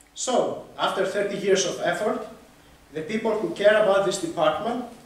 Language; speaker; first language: English; non-native, fluent; Greek